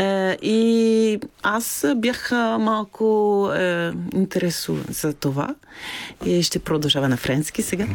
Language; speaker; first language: Bulgarian; non-native, learner; French